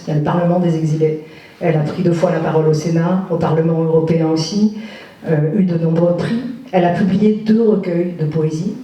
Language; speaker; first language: French; native; French